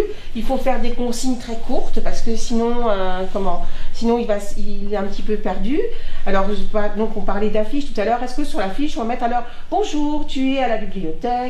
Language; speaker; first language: French; native; French